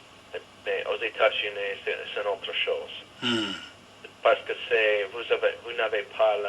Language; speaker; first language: French; non-native, fluent; English